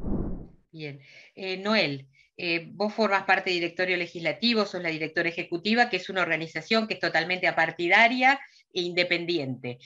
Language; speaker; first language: Spanish; native; Spanish